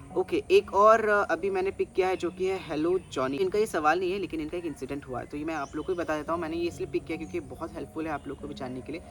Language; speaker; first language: Hindi; non-native, local second language; Bangla